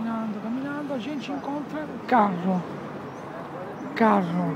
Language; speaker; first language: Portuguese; non-native, fluent; Italian